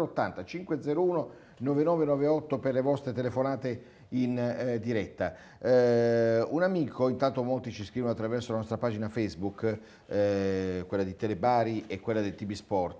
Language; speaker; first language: Italian; native; Italian